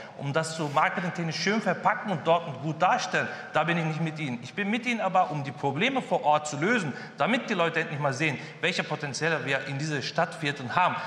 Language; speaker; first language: German; early bilingual, other home language; Turkish